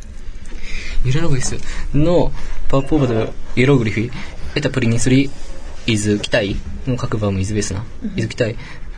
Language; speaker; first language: Russian; non-native, learner; Japanese